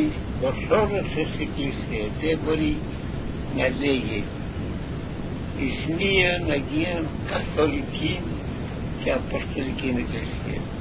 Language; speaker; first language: Greek; non-native, fluent; Russian